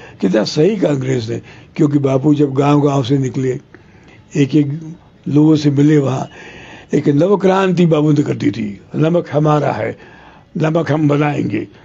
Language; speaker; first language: Hindi; non-native, local second language; Telugu